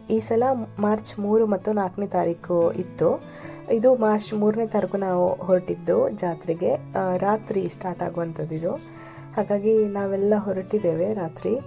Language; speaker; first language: Kannada; non-native, local second language; Tulu